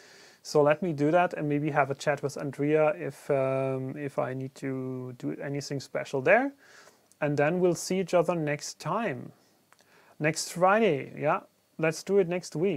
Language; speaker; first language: English; non-native, fluent; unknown